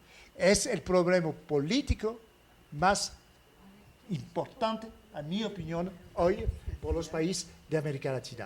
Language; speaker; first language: Spanish; non-native, fluent; French